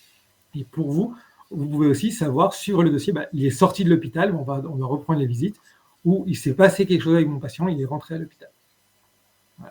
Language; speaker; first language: French; native; French